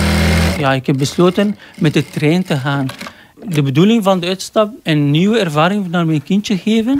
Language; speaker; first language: Dutch; non-native, learner; Arabic